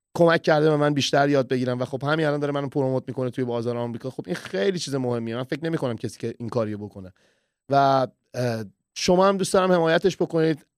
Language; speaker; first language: Persian; early bilingual, heritage; Persian